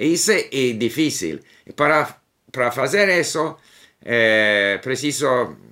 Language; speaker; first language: Portuguese; non-native, learner; English